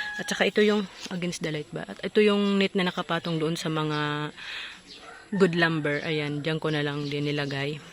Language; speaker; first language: Filipino; non-native, local second language; Bikol